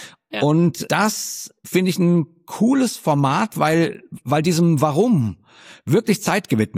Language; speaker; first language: German; native; German